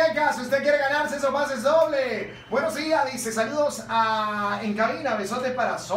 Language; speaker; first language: Spanish; native; Spanish